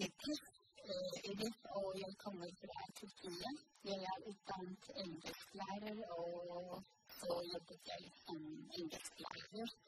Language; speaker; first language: Norwegian; non-native, fluent; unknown